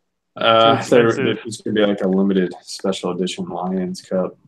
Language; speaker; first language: English; native; English